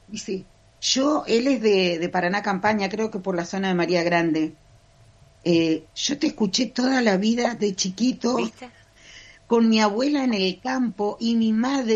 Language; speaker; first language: Spanish; native; Spanish